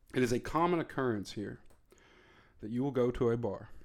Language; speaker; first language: English; native; English